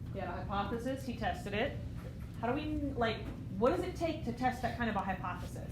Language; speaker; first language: English; native; English